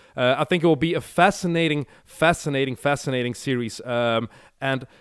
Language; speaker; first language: English; non-native, fluent; Dutch